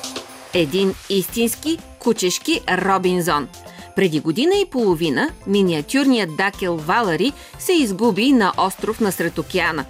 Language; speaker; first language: Bulgarian; native; Bulgarian